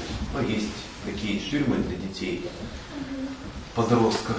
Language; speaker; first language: Russian; native; Russian